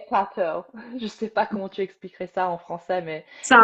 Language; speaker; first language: French; native; French